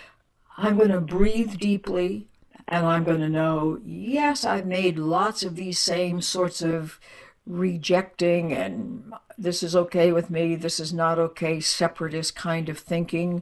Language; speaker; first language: English; native; English